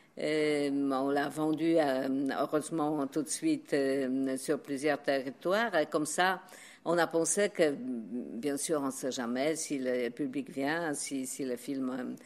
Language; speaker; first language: French; non-native, fluent; Polish